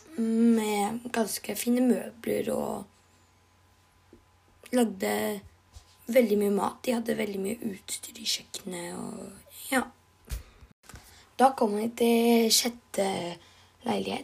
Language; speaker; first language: Norwegian; non-native, learner; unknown